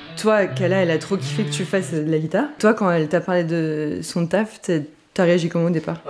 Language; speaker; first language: French; native; French